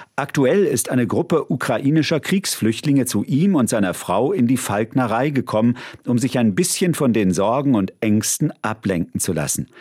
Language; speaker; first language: German; native; German